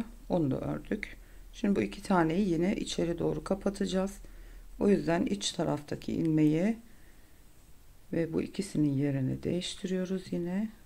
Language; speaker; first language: Turkish; native; Turkish